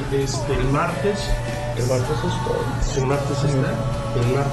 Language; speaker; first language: Spanish; native; Spanish